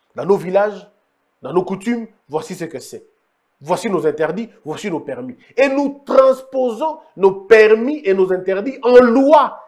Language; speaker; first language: French; non-native, local second language; Lingala